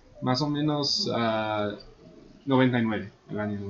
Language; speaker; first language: Spanish; non-native, fluent; English